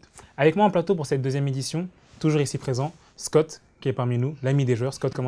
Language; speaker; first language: French; native; French